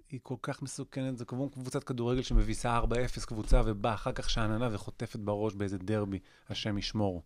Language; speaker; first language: Hebrew; native; Hebrew